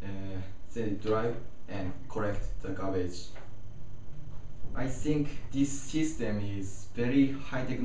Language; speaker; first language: English; non-native, learner; Japanese